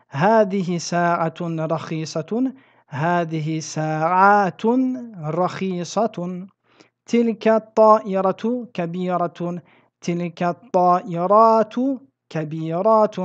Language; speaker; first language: Arabic; non-native, fluent; French